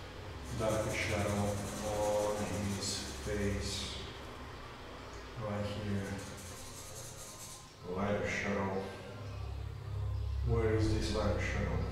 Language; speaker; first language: English; non-native, fluent; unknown